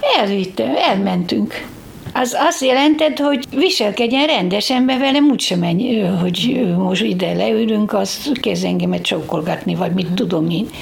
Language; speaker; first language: Hungarian; non-native, local second language; Slovak